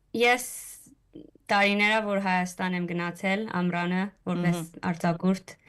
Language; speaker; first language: Armenian; early bilingual, heritage; Armenian